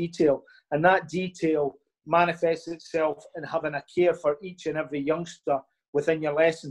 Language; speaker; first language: English; native; English